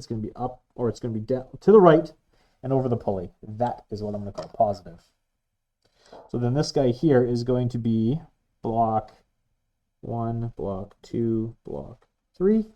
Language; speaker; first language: English; native; English